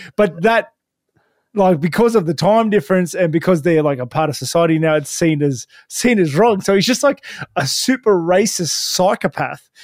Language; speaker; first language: English; native; English